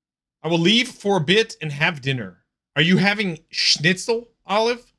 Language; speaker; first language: English; native; English